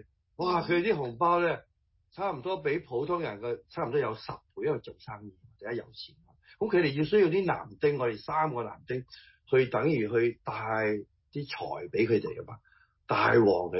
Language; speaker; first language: Chinese; early bilingual, heritage; Cantonese